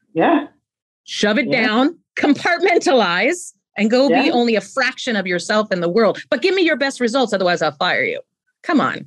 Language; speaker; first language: English; native; English